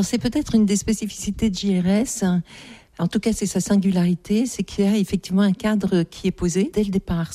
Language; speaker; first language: French; native; French